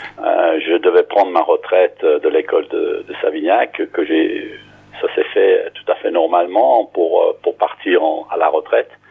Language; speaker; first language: French; non-native, fluent; English